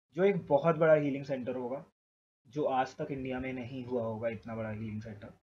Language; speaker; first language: Hindi; native; Hindi